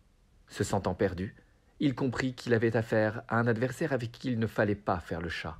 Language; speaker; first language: French; native; French